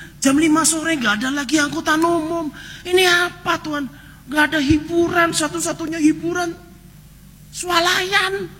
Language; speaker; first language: Indonesian; non-native, local second language; Javanese